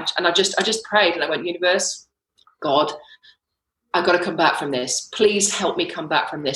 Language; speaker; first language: English; native; English